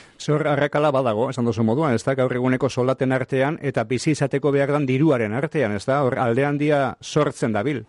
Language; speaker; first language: Basque; native; Basque